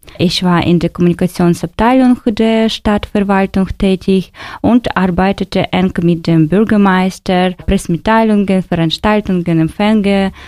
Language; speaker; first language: German; non-native, learner; Ukrainian